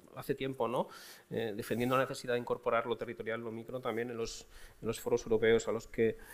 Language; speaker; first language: Spanish; native; Spanish